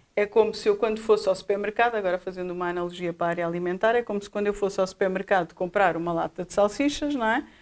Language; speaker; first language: Portuguese; native; Portuguese